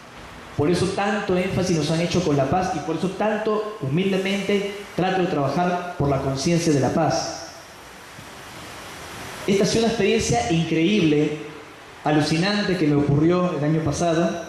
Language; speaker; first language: Spanish; native; Spanish